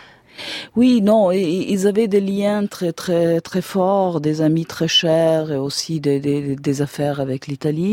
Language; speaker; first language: French; non-native, fluent; German